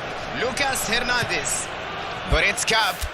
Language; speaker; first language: Arabic; native; Arabic